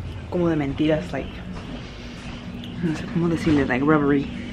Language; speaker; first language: Spanish; early bilingual, heritage; Spanish